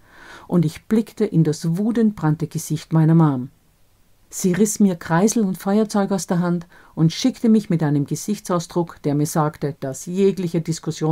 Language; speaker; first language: German; native; German